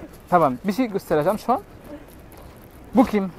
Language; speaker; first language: Turkish; non-native, learner; Arabic